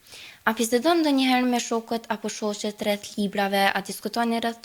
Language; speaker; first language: Albanian; native; Albanian